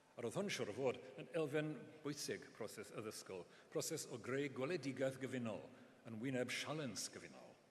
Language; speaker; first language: Welsh; non-native, local second language; English